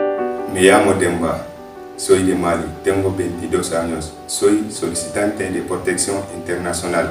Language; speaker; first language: Spanish; non-native, learner; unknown